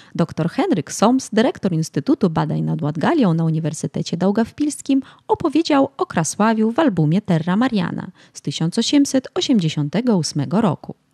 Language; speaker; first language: Polish; early bilingual, heritage; Polish